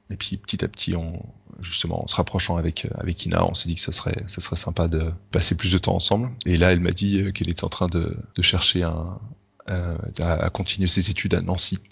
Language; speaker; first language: French; native; French